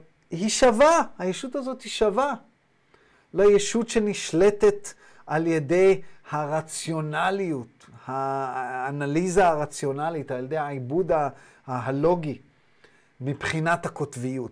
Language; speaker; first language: Hebrew; native; Hebrew